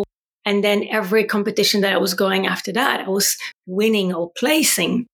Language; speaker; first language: English; non-native, fluent; Polish